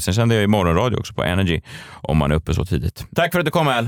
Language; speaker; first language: Swedish; native; Swedish